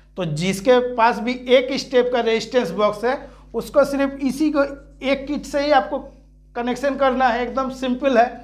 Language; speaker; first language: Hindi; native; Hindi